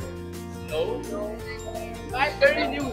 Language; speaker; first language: English; non-native, learner; Bangla